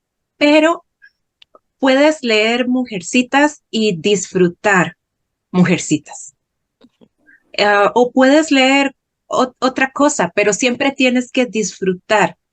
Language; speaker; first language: Spanish; non-native, fluent; Portuguese